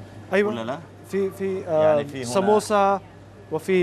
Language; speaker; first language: Arabic; non-native, learner; Urdu